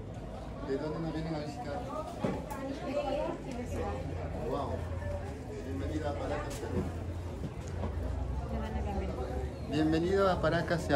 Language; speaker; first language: Spanish; native; Spanish